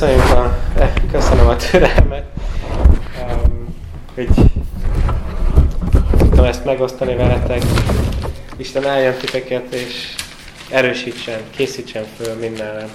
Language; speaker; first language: Hungarian; non-native, fluent; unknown